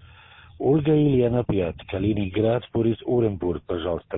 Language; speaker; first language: Russian; non-native, learner; German